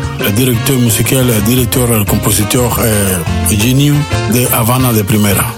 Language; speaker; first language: French; non-native, learner; Spanish